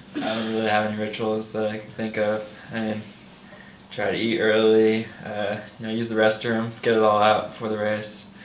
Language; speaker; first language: English; native; English